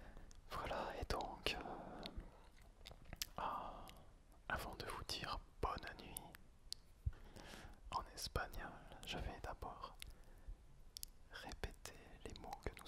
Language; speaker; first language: French; native; French